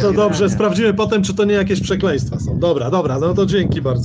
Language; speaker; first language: Polish; native; Polish